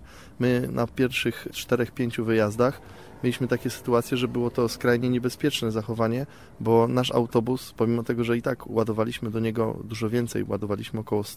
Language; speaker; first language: Polish; native; Polish